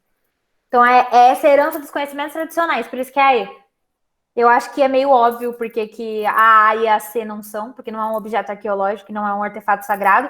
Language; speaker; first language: Portuguese; native; Portuguese